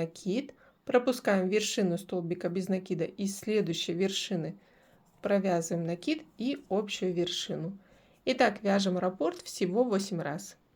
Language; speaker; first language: Russian; native; Russian